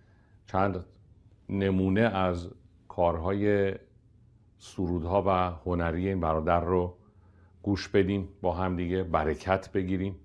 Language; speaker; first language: Persian; native; Persian